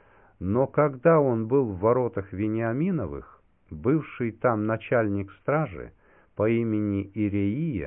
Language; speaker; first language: Russian; native; Russian